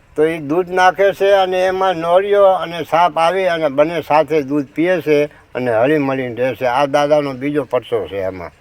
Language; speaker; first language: Gujarati; native; Gujarati